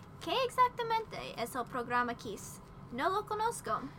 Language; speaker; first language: Spanish; non-native, learner; English